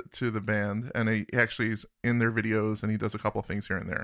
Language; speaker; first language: English; native; English